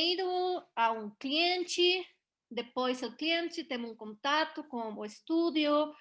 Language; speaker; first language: Portuguese; non-native, learner; Spanish